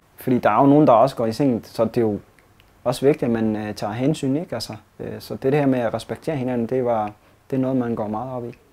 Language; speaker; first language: Danish; early bilingual, other home language; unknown